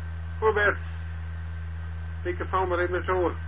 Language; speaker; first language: Dutch; native; Dutch